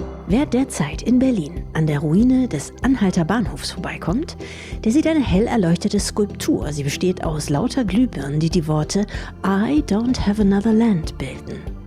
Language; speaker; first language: German; native; German